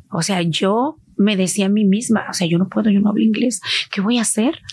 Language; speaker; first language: Spanish; native; Spanish